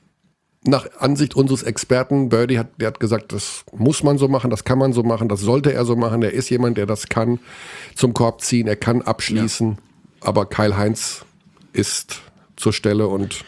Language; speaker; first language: German; native; German